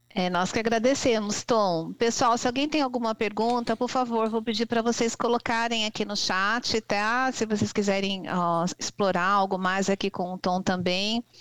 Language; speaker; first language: Portuguese; native; Portuguese